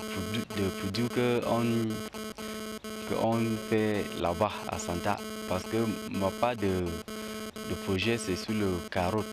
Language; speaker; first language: French; non-native, local second language; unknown